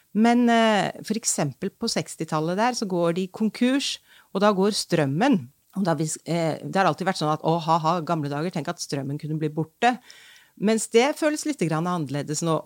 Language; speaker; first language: Norwegian; native; Norwegian